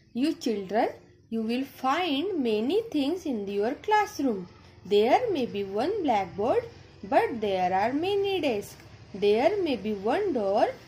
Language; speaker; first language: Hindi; non-native, local second language; Marathi